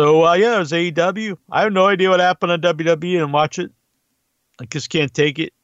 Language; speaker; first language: English; native; English